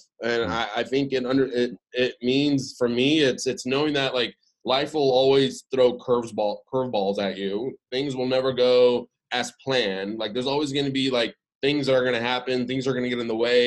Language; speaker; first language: English; early bilingual, other home language; Arabic